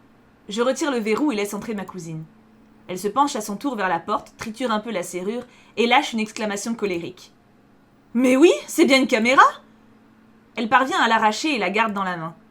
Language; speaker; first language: French; native; French